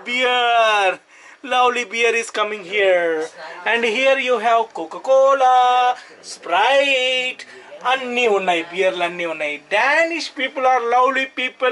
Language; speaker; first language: English; non-native, local second language; Telugu